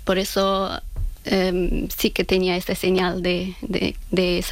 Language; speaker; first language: Spanish; non-native, fluent; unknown